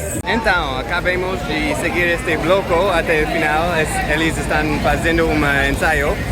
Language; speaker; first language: Portuguese; non-native, fluent; English